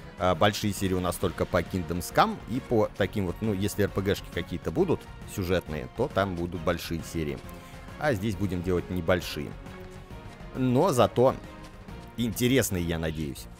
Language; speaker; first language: Russian; native; Russian